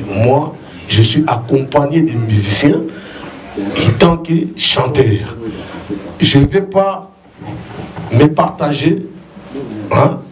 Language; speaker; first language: French; non-native, local second language; Lingala